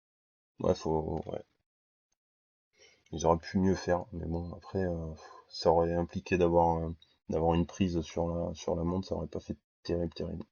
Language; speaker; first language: French; native; French